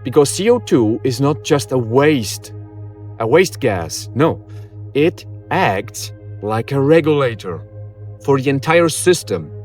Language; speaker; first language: English; non-native, fluent; Polish